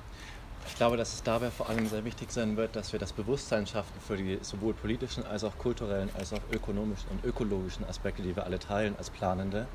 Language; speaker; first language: German; native; German